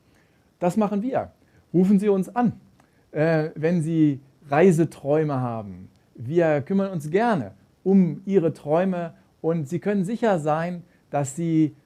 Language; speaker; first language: German; native; German